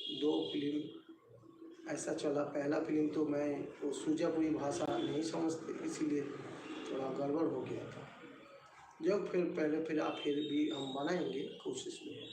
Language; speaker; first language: Hindi; non-native, local second language; Bangla